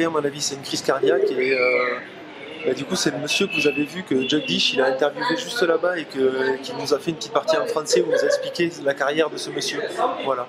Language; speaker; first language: French; native; French